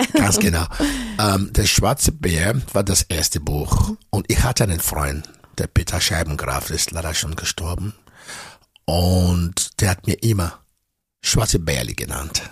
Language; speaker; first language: German; non-native, fluent; Bini